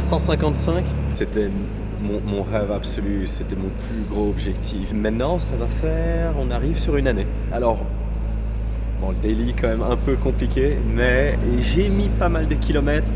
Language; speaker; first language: French; native; French